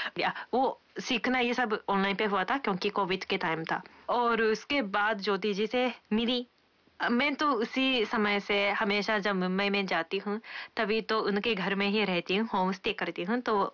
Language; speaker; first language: Hindi; non-native, fluent; Japanese